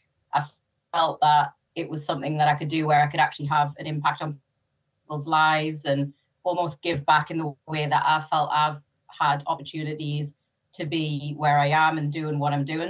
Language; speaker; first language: English; native; English